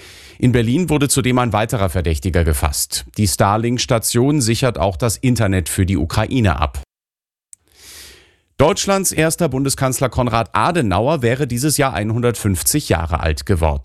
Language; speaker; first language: German; native; German